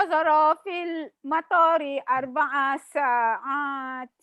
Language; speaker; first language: Arabic; non-native, learner; Malay